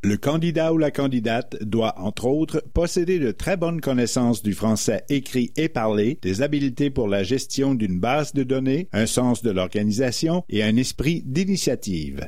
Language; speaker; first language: French; native; French